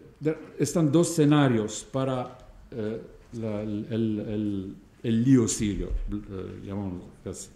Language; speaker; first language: Spanish; non-native, fluent; Arabic